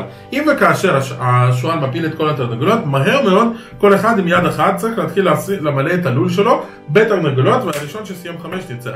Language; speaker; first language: Hebrew; native; Hebrew